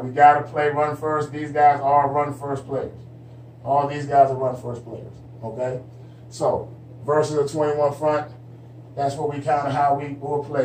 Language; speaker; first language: English; native; English